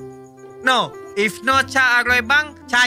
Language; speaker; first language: English; non-native, learner; Malay